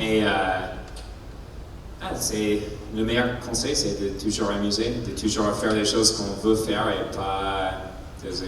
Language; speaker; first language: French; non-native, learner; English